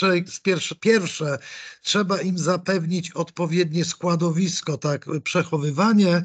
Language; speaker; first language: Polish; native; Polish